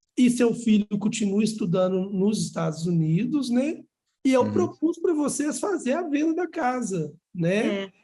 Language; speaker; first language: Portuguese; native; Portuguese